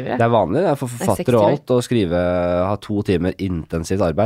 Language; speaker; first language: Norwegian; native; Norwegian